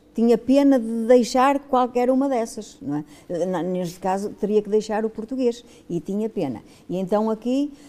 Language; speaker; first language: Portuguese; native; Portuguese